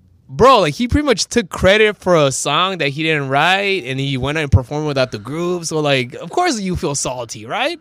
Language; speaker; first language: English; early bilingual, other home language; Spanish